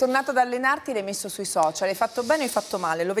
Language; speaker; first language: Italian; native; Italian